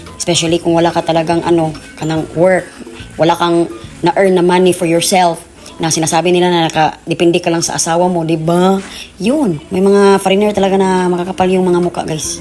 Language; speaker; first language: Filipino; non-native, local second language; Cebuano